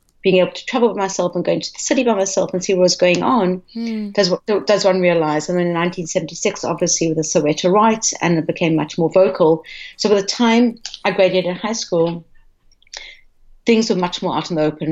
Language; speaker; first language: English; native; English